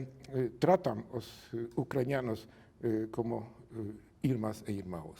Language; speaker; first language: Portuguese; non-native, learner; Polish